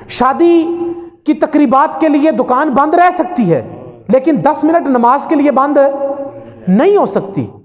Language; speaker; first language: Urdu; non-native, local second language; Punjabi